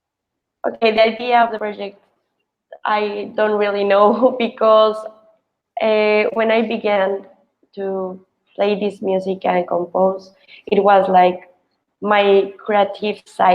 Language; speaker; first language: English; non-native, fluent; Spanish